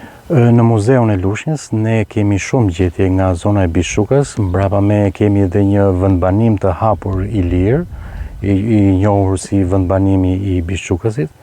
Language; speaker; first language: Albanian; native; Albanian